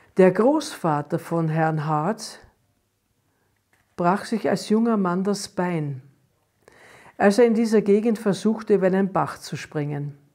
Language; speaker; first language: German; native; German